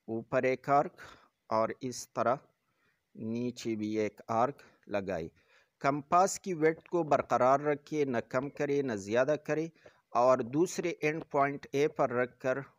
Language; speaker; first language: Urdu; non-native, local second language; Pashto